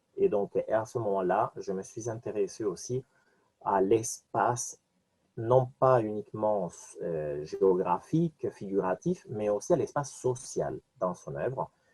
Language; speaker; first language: French; non-native, fluent; Spanish